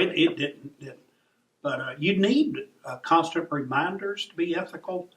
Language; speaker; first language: English; native; English